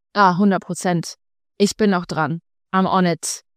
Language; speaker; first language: German; non-native, fluent; Swiss German